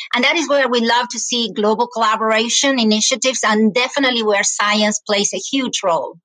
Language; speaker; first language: English; non-native, fluent; Spanish